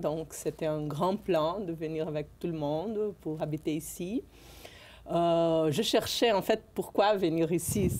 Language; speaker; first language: French; non-native, fluent; Portuguese